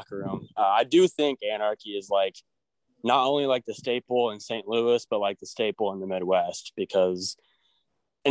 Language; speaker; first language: English; native; English